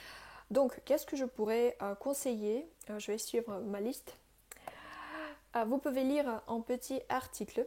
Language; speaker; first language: French; non-native, fluent; Russian